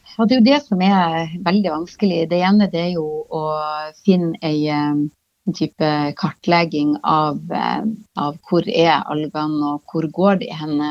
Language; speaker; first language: Norwegian; native; Norwegian